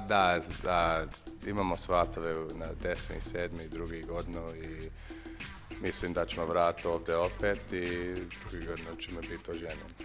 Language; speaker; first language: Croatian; early bilingual, heritage; English